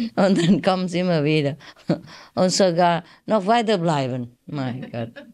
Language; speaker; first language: German; non-native, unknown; Vietnamese